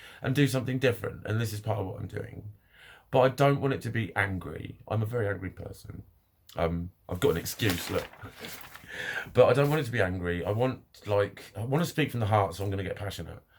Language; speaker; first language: English; native; English